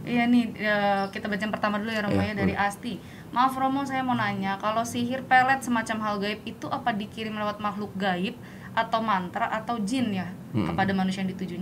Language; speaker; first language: Indonesian; native; Indonesian